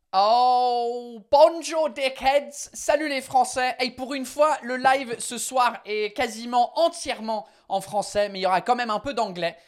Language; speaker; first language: French; non-native, fluent; English